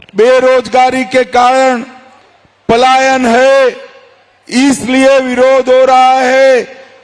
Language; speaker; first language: Hindi; non-native, local second language; Gujarati